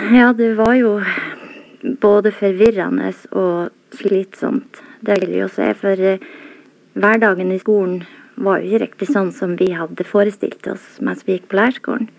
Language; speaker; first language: Norwegian; native; Norwegian